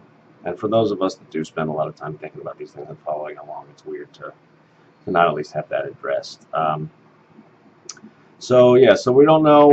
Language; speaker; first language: English; native; English